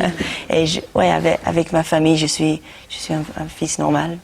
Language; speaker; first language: French; non-native, fluent; English